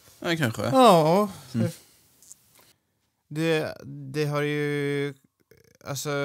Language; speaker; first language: Swedish; native; Swedish